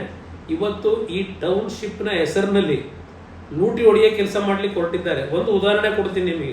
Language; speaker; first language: Kannada; native; Kannada